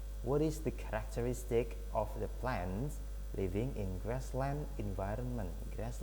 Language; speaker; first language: English; non-native, learner; Indonesian